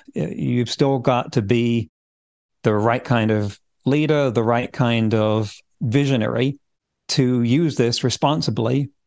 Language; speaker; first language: English; native; English